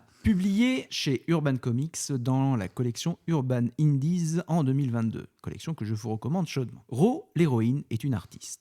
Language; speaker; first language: French; native; French